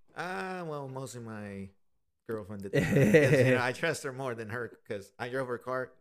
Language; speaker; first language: English; native; English